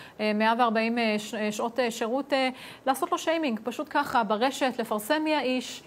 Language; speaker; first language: Hebrew; native; Hebrew